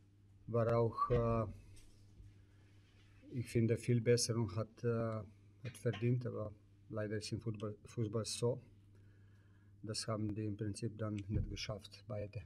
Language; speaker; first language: German; non-native, learner; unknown